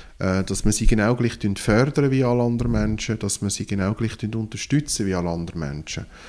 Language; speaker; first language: German; non-native, local second language; French